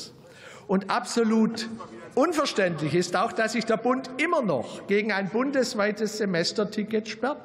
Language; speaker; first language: German; native; German